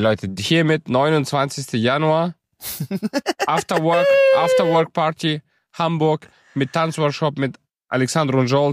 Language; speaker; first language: German; early bilingual, other home language; Romanian